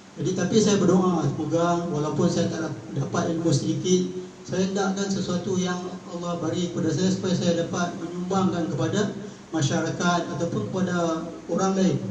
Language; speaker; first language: Malay; native; Malay